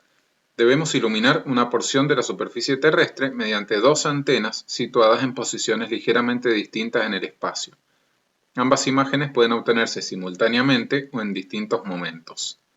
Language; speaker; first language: Spanish; native; Spanish